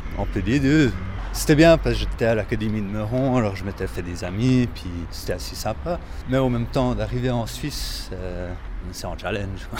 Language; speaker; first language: French; early bilingual, other home language; English